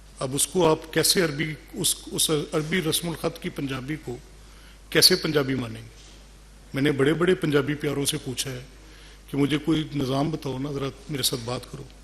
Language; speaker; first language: Urdu; non-native, local second language; Punjabi